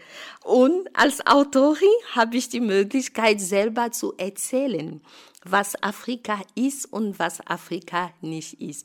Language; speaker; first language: German; non-native, fluent; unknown